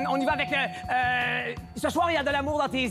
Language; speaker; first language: French; native; French